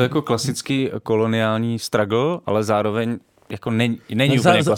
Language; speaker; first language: Czech; native; Czech